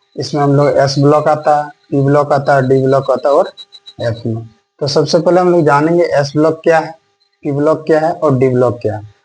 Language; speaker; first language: Hindi; native; Hindi